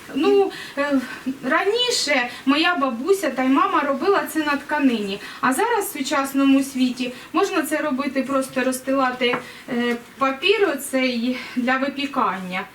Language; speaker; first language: Ukrainian; native; Ukrainian